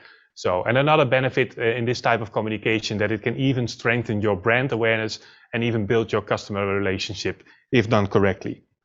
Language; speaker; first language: English; non-native, fluent; Dutch